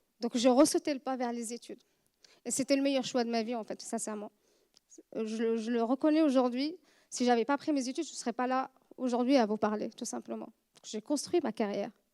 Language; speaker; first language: French; non-native, fluent; Arabic